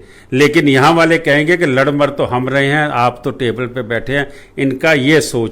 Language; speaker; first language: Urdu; non-native, local second language; Punjabi